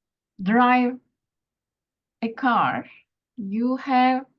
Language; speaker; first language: English; non-native, learner; Turkish